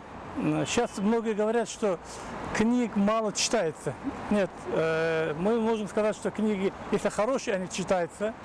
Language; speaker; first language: Russian; non-native, fluent; Tajik